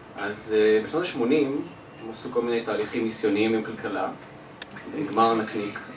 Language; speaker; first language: Hebrew; early bilingual, other home language; Russian